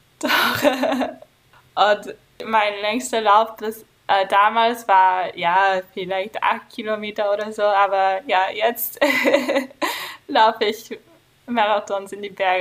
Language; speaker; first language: German; non-native, fluent; English